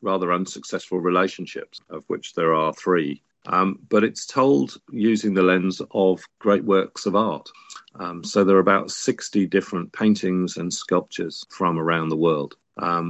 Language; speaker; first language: English; native; English